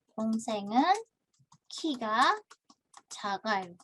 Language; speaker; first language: Korean; non-native, fluent; Indonesian